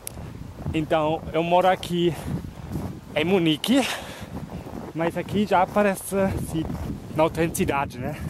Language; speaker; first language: Portuguese; non-native, fluent; German